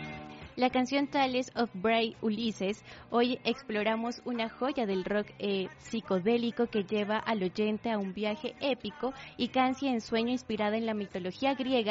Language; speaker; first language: Spanish; native; Spanish